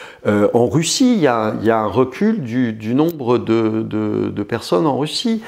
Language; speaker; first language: French; native; French